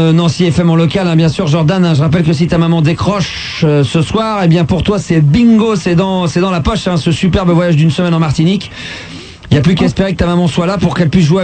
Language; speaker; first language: French; native; French